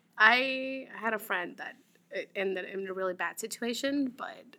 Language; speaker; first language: English; non-native, learner; Spanish